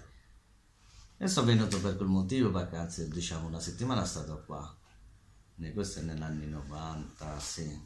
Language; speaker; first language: Italian; non-native, learner; Bangla